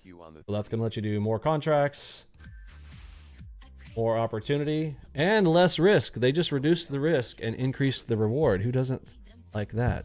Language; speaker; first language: English; native; English